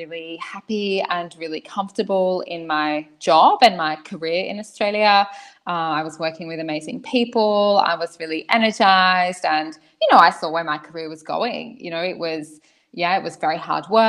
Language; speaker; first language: English; native; English